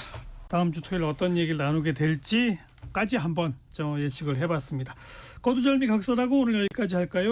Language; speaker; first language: Korean; native; Korean